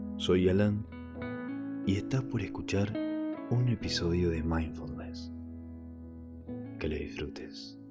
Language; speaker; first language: Spanish; native; Spanish